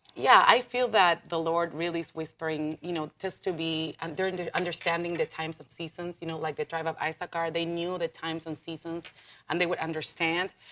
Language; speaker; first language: English; non-native, fluent; Spanish